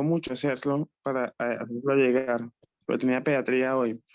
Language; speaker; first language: Spanish; native; Spanish